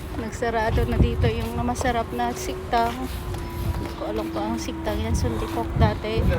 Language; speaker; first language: Filipino; native; Filipino